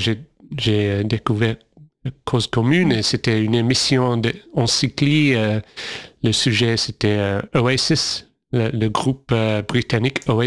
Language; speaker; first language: French; non-native, fluent; English